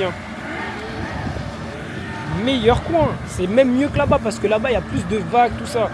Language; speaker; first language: French; native; French